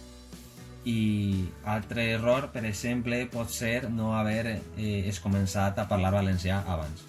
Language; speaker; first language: Catalan; non-native, local second language; Spanish